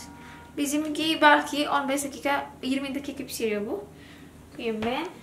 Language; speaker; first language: Turkish; non-native, learner; Indonesian